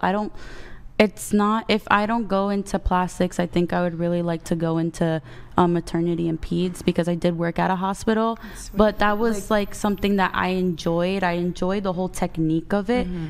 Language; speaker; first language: English; early bilingual, other home language; Portuguese